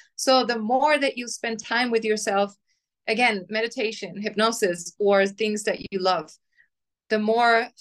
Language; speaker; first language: English; non-native, fluent; German